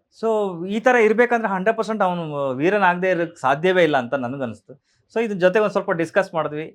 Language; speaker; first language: Kannada; native; Kannada